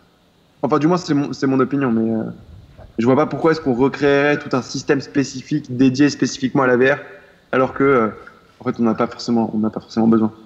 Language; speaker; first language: French; native; French